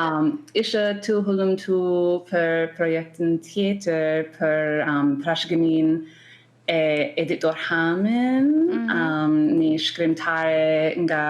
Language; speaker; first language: Albanian; non-native, learner; English